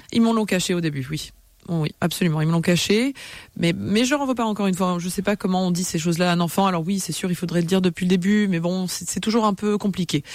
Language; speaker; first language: French; native; French